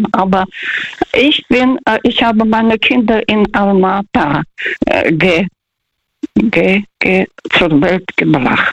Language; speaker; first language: German; non-native, learner; Russian